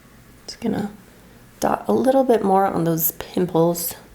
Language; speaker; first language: English; native; English